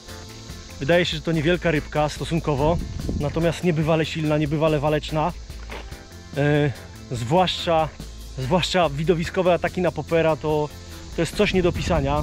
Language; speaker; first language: Polish; native; Polish